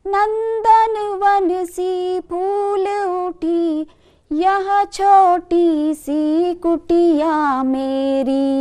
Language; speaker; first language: Hindi; non-native, local second language; Kannada